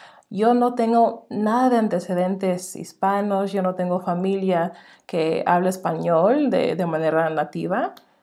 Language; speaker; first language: Spanish; non-native, fluent; English